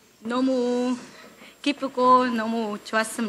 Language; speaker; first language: Korean; non-native, learner; Vietnamese